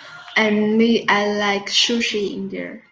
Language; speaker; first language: English; non-native, learner; Vietnamese